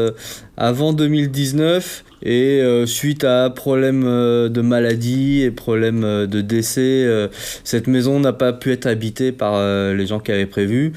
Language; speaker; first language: French; native; French